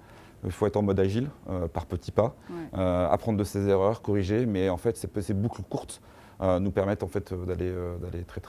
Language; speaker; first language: French; native; French